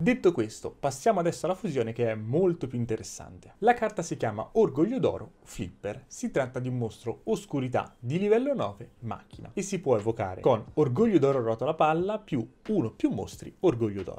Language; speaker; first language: Italian; native; Italian